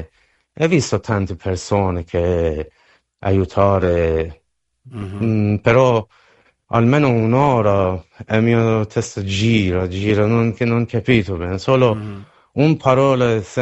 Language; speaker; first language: Italian; non-native, learner; Persian